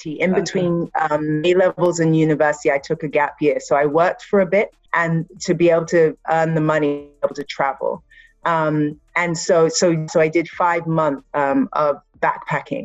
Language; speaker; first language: English; native; English